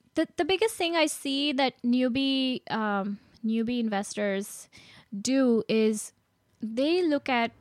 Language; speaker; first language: English; non-native, local second language; Gujarati